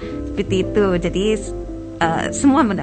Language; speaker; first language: Indonesian; non-native, fluent; English